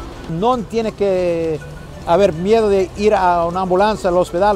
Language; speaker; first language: Spanish; non-native, fluent; English